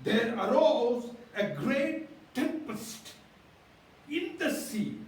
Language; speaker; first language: English; non-native, local second language; Tamil